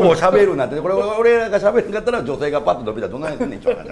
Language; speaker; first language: Japanese; native; Japanese